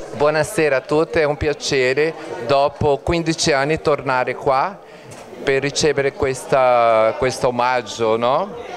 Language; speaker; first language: Italian; non-native, fluent; Portuguese